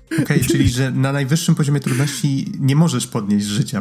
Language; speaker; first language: Polish; native; Polish